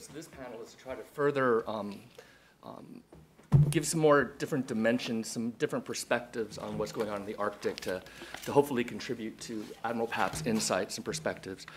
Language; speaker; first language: English; native; English